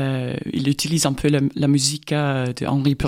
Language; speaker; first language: French; non-native, fluent; Estonian